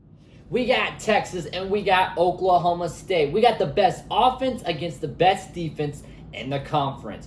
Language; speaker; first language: English; native; English